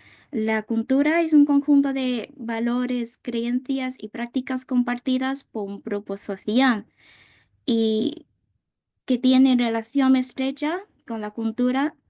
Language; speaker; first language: Spanish; non-native, fluent; Vietnamese